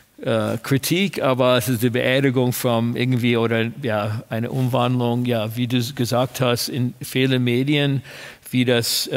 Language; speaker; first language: German; non-native, fluent; English